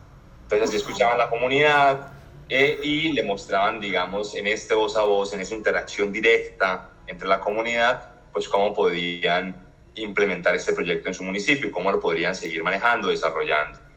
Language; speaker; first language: Spanish; native; Spanish